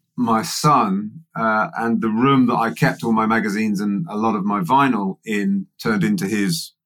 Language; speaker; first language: English; native; English